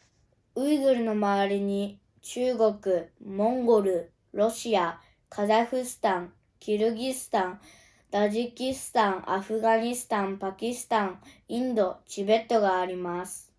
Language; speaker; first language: Japanese; early bilingual, other home language; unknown